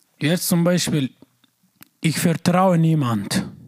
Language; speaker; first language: German; non-native, learner; Persian